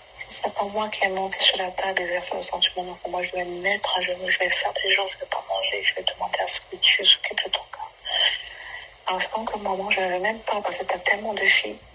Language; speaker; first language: French; non-native, local second language; Basaa